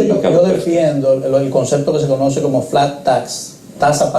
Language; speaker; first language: Spanish; native; Spanish